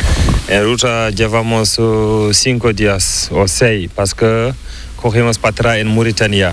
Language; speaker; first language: Spanish; non-native, learner; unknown